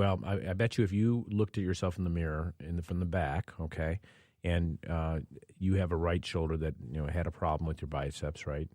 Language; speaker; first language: English; native; English